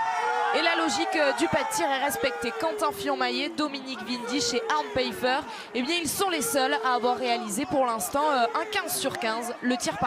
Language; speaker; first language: French; native; French